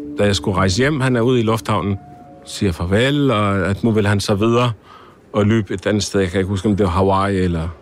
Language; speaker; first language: Danish; early bilingual, other home language; Arabic